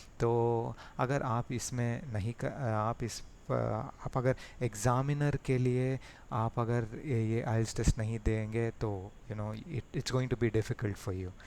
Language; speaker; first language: Hindi; native; Hindi